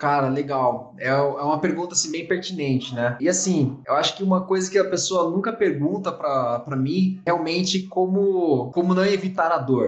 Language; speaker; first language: Portuguese; native; Portuguese